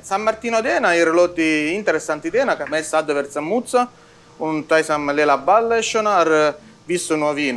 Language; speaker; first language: Latvian; non-native, learner; Italian